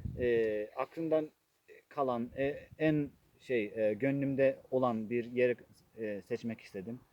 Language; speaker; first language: Turkish; non-native, fluent; Japanese